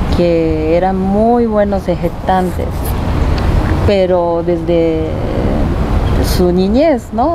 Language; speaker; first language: Spanish; non-native, fluent; Japanese